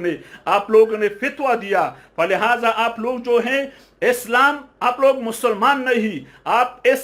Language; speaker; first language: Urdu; non-native, fluent; Pashto